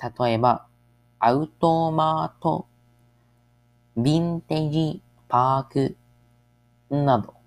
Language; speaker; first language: Japanese; non-native, learner; English